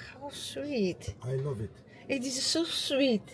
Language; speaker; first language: English; non-native, learner; Greek